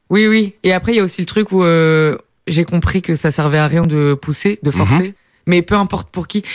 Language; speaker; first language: French; native; French